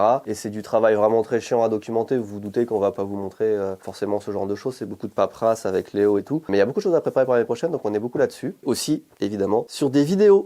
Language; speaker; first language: French; native; French